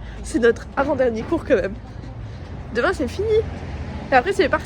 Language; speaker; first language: French; native; French